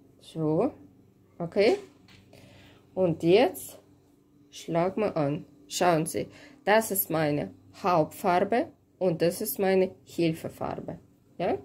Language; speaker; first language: German; non-native, fluent; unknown